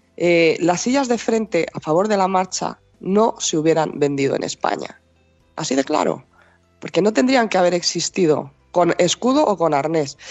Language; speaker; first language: Spanish; native; Spanish